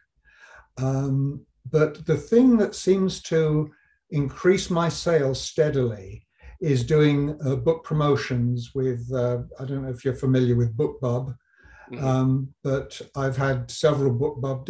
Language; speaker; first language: English; native; English